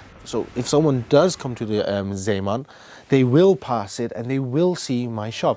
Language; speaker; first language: English; native; English